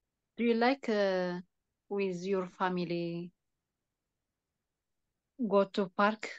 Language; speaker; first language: English; non-native, learner; Tigrinya